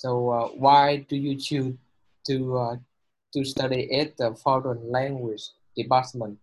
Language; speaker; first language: English; non-native, learner; Vietnamese